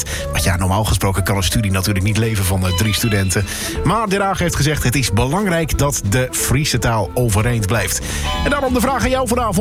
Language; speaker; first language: Dutch; native; Dutch